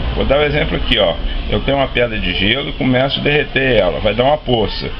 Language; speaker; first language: Portuguese; native; Portuguese